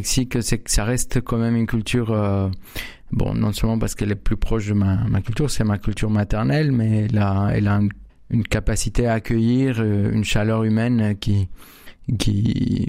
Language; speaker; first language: French; non-native, fluent; Spanish